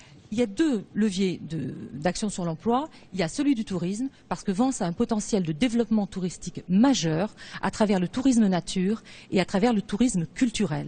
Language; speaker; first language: French; native; French